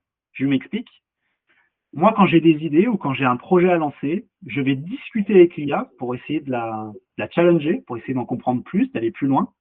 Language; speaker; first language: French; native; French